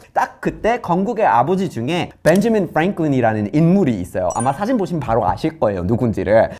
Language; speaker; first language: Korean; non-native, fluent; English